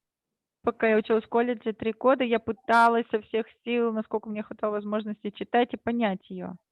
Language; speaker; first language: Russian; native; Russian